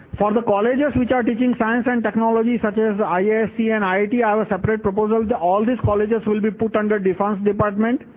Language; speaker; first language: English; non-native, local second language; Gujarati